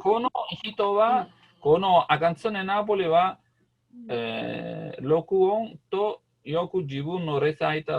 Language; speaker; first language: Japanese; non-native, learner; Italian